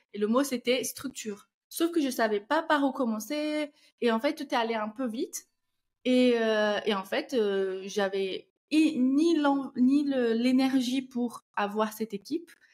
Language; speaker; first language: French; non-native, fluent; Portuguese